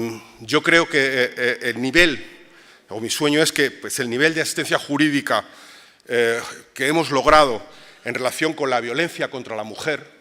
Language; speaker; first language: Spanish; native; Spanish